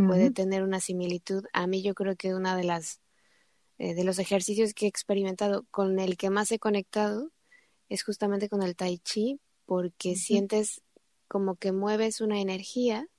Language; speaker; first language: Spanish; native; Spanish